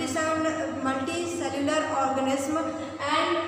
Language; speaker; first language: English; non-native, local second language; Hindi